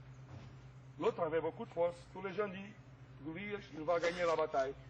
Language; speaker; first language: French; non-native, fluent; Portuguese